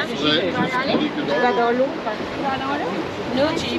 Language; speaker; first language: French; non-native, local second language; Morisyen